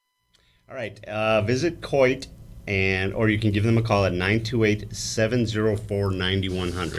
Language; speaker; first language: English; native; English